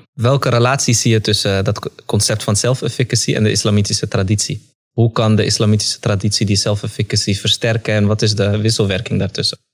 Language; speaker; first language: Dutch; early bilingual, other home language; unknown